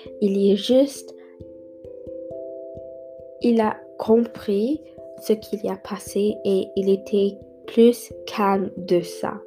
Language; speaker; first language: French; non-native, learner; English